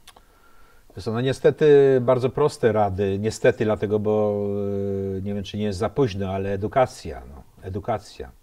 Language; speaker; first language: Polish; native; Polish